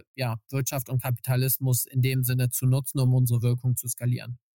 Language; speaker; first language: German; native; German